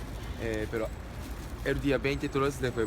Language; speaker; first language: Spanish; non-native, learner; Japanese